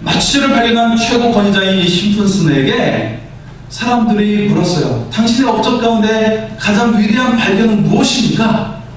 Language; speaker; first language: Korean; native; Korean